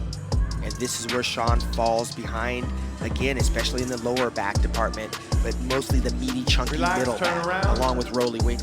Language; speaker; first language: English; native; English